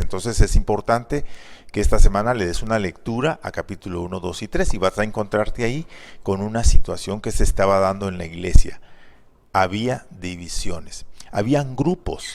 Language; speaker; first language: Spanish; native; Spanish